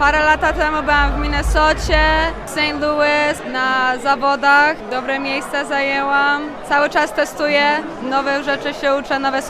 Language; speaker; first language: Polish; early bilingual, heritage; Polish